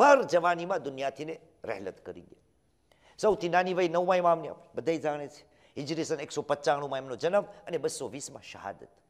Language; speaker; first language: Gujarati; early bilingual, heritage; Gujarati